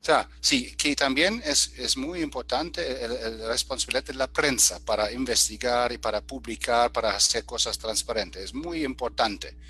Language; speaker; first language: Spanish; non-native, fluent; German